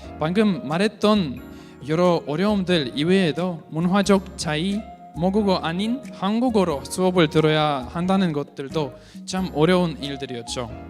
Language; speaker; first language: Korean; non-native, fluent; Russian